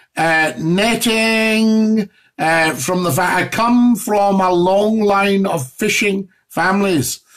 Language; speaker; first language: English; native; English